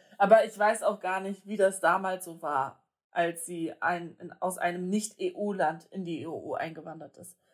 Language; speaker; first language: German; early bilingual, other home language; Polish